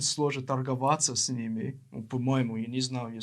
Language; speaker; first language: Russian; non-native, learner; English